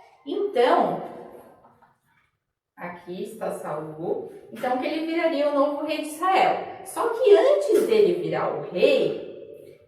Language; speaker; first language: Portuguese; native; Portuguese